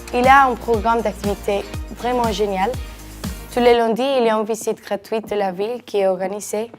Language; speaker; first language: French; non-native, fluent; Spanish